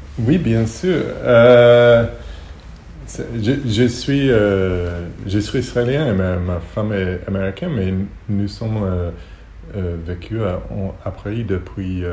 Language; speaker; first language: French; non-native, learner; Hebrew